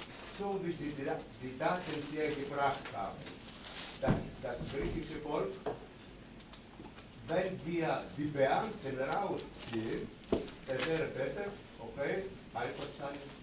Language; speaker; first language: German; non-native, fluent; Greek